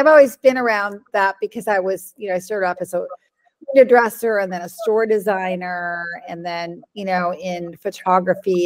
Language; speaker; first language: English; native; English